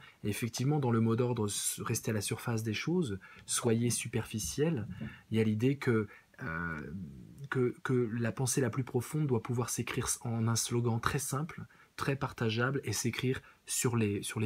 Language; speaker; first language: French; native; French